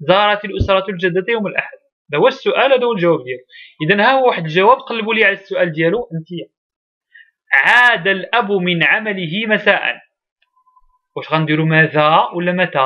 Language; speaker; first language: Arabic; native; Arabic